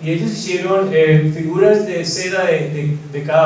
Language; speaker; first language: Spanish; native; Spanish